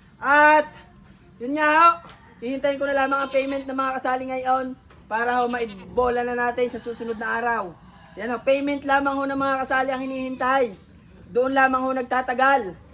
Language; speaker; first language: Filipino; native; Filipino